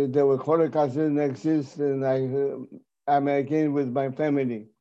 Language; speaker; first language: English; non-native, fluent; Polish